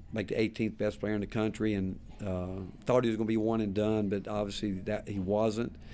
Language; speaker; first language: English; native; English